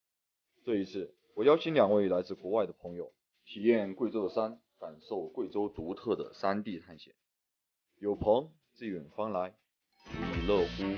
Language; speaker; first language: Chinese; native; Chinese